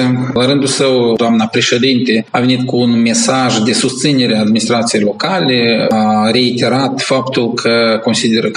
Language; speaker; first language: Romanian; native; Romanian